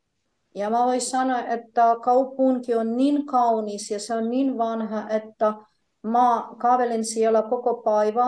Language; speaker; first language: Finnish; non-native, fluent; Polish